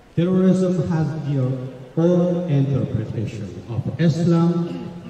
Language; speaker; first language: English; non-native, learner; Persian